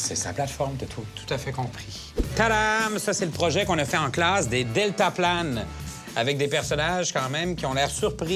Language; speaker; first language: French; native; French